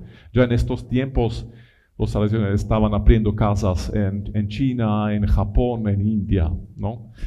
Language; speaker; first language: Spanish; non-native, fluent; Italian